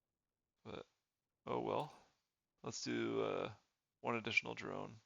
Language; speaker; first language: English; native; English